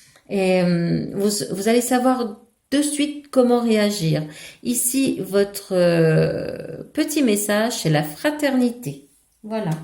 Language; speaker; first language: French; native; French